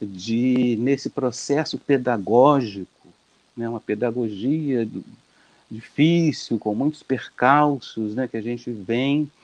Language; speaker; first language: Portuguese; native; Portuguese